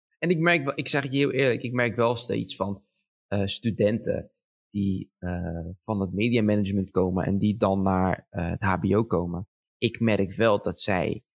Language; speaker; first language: Dutch; early bilingual, other home language; Arabic